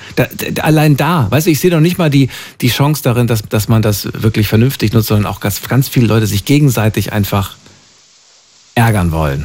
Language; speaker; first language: German; native; German